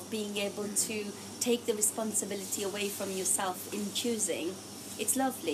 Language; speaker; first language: English; non-native, local second language; Gujarati